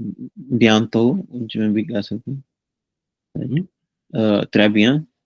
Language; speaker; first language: French; non-native, learner; Punjabi